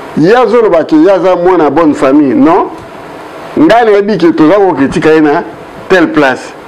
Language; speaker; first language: Lingala; native; Lingala